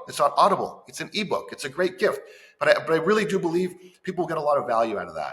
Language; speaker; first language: English; native; English